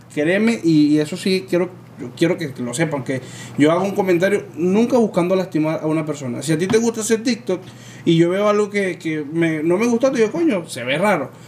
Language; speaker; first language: Spanish; native; Spanish